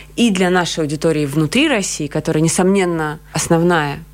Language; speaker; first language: Russian; native; Russian